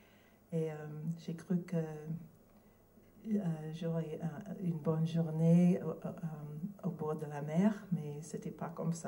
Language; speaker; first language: French; non-native, learner; English